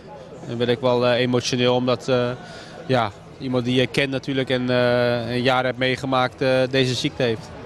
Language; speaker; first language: Dutch; native; Dutch